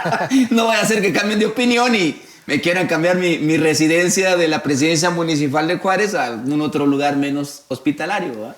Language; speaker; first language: Spanish; native; Spanish